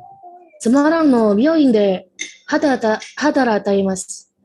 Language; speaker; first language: Japanese; non-native, learner; Indonesian